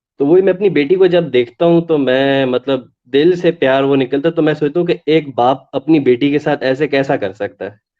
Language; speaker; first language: Urdu; native; Urdu